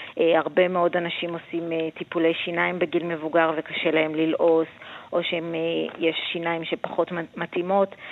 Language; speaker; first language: Hebrew; native; Hebrew